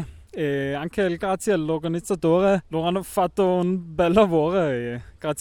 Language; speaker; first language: Italian; non-native, local second language; German